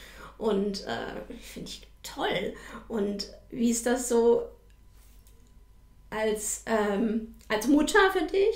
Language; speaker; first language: German; native; German